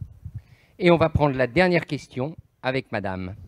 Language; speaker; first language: French; native; French